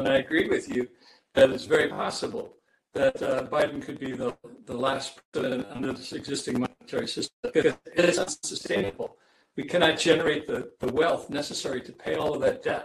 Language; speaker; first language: English; native; English